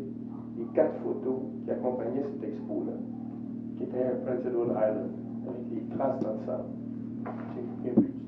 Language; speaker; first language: French; native; French